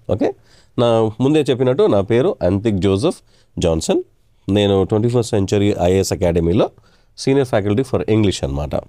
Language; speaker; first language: Telugu; non-native, local second language; English